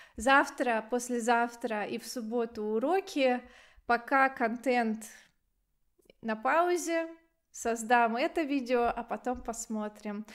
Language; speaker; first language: Russian; native; Russian